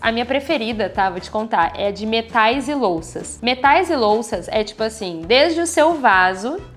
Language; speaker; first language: Portuguese; native; Portuguese